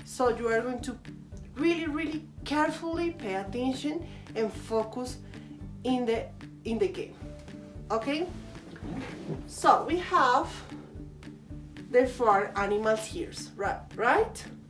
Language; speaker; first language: English; non-native, learner; Spanish